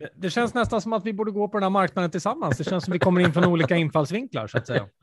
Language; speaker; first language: Swedish; native; Swedish